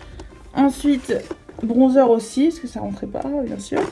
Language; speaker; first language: French; native; French